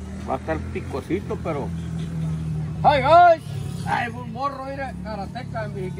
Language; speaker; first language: Spanish; native; Spanish